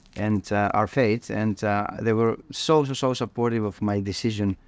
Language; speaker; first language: English; non-native, fluent; Greek